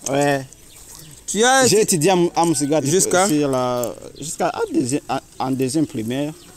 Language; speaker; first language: French; non-native, learner; Rundi